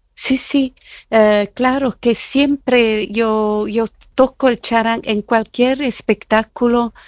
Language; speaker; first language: Spanish; non-native, fluent; Italian